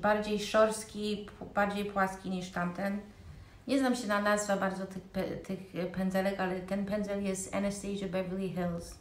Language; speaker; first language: Polish; early bilingual, heritage; Polish